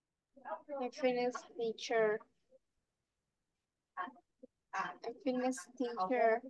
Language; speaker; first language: English; non-native, learner; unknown